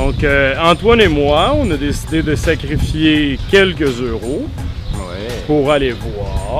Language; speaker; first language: French; native; French